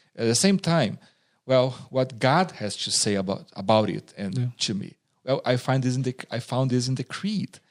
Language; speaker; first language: English; non-native, fluent; Portuguese